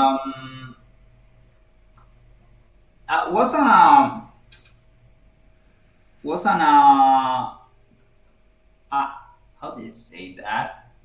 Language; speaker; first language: English; non-native, learner; Spanish